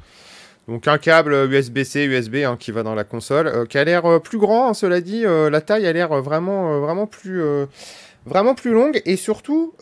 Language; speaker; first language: French; native; French